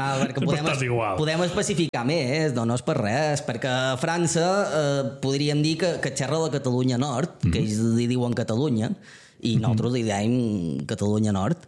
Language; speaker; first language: Catalan; native; Catalan